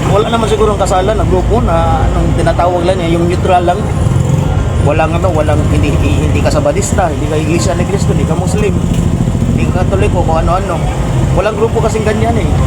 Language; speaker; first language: Filipino; non-native, local second language; Cebuano